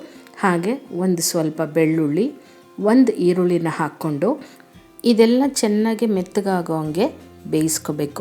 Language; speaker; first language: Kannada; native; Kannada